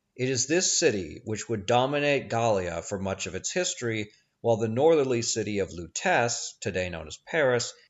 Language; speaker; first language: English; native; English